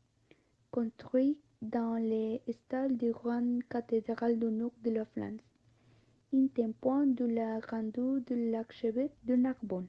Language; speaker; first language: French; non-native, learner; Spanish